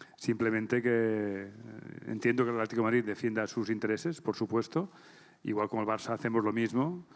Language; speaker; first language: Spanish; non-native, local second language; Catalan